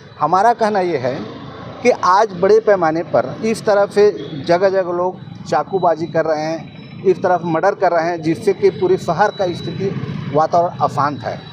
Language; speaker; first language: Hindi; native; Hindi